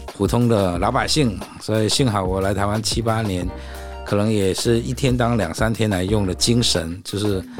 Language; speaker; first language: Chinese; non-native, fluent; Cantonese